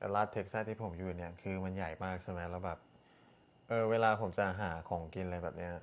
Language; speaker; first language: Thai; early bilingual, other home language; Korean